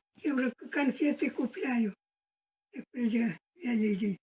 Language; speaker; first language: Russian; non-native, local second language; Belarusian